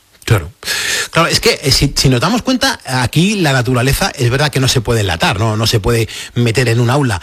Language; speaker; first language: Spanish; native; Spanish